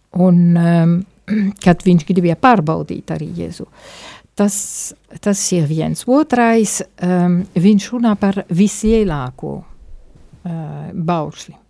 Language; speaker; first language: Latvian; non-native, fluent; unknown